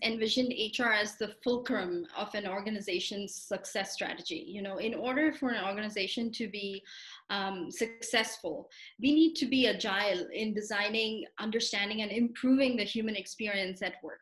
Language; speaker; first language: English; non-native, local second language; Telugu